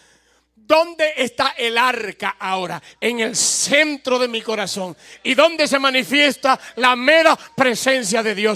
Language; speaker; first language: Spanish; native; Spanish